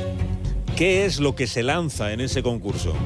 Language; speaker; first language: Spanish; native; Spanish